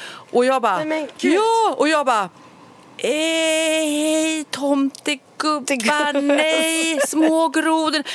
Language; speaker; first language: Swedish; native; Swedish